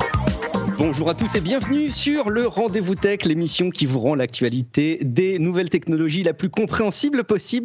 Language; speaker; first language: French; native; French